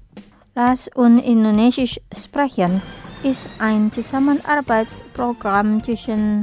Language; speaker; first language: German; non-native, fluent; Indonesian